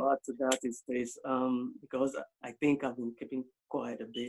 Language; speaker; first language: English; non-native, local second language; Yoruba